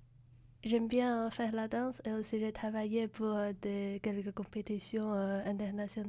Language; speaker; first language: French; non-native, fluent; Chinese